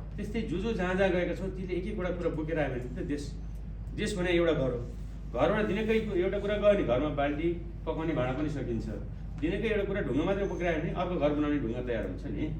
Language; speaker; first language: Nepali; native; Nepali